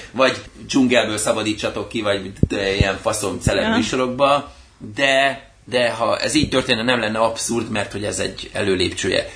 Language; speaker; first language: Hungarian; native; Hungarian